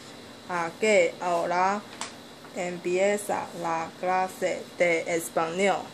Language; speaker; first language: Spanish; non-native, learner; Chinese